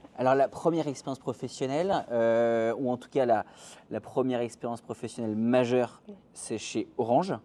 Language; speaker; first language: French; native; French